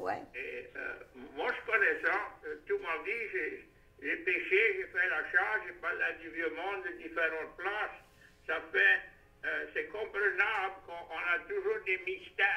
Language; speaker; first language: French; native; French